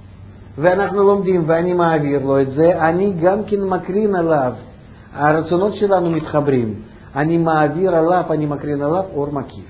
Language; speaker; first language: Hebrew; non-native, fluent; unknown